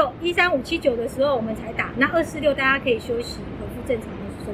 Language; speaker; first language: Chinese; native; Chinese